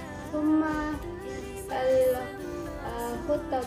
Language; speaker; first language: Arabic; non-native, learner; Indonesian